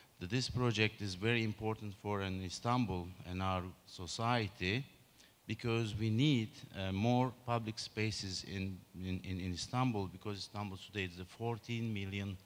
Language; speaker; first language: English; non-native, learner; Turkish